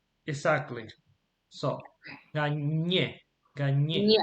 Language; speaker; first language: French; non-native, fluent; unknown